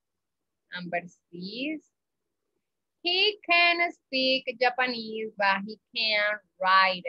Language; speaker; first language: English; non-native, fluent; Spanish